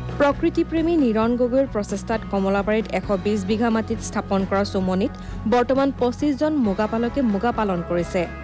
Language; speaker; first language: Assamese; native; Assamese